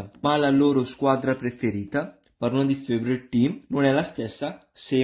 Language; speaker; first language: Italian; non-native, fluent; Punjabi